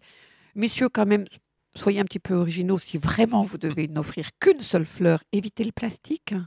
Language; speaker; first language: French; native; French